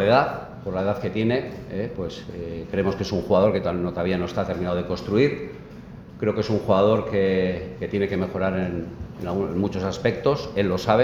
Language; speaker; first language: Spanish; native; Spanish